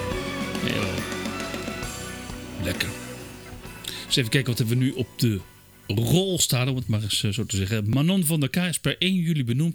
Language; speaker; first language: Dutch; native; Dutch